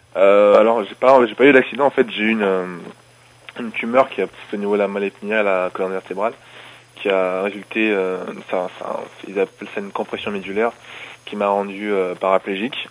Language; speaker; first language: French; early bilingual, other home language; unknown